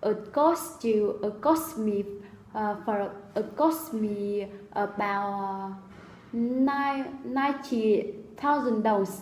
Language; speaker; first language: English; non-native, learner; Vietnamese